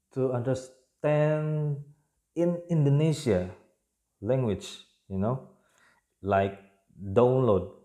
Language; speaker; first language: English; non-native, learner; Indonesian